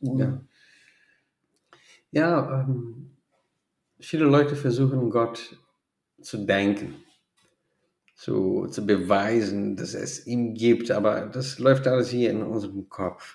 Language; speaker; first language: German; non-native, fluent; Portuguese